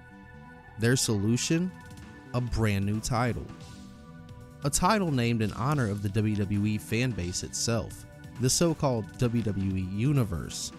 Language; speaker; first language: English; native; English